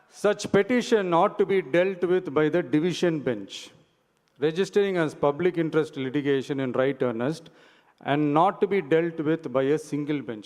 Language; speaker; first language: English; non-native, local second language; Tamil